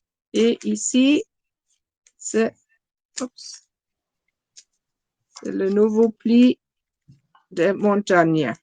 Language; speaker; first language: French; non-native, fluent; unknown